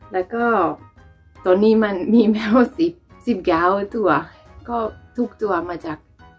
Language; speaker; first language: Thai; non-native, learner; Hungarian